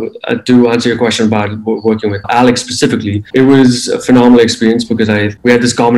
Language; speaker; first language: English; non-native, local second language; Hindi